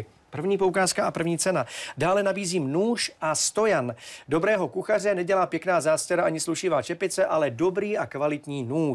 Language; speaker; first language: Czech; native; Czech